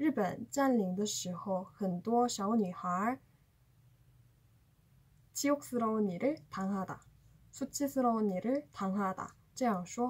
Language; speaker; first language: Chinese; non-native, fluent; Korean